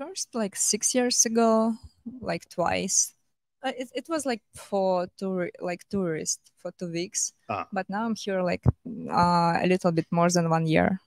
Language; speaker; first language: English; non-native, fluent; Russian